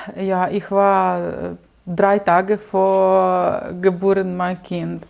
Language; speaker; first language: German; non-native, learner; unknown